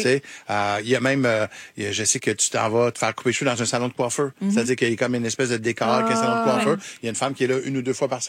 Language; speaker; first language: French; native; French